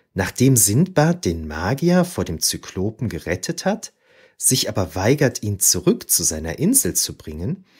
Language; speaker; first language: German; native; German